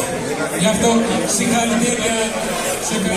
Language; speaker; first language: Greek; non-native, fluent; Urdu